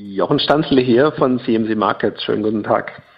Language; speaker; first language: German; native; German